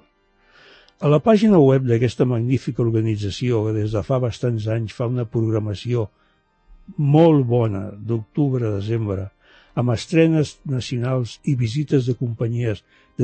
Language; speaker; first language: Catalan; native; Catalan